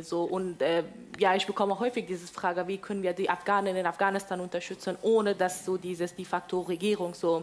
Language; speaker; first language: German; non-native, fluent; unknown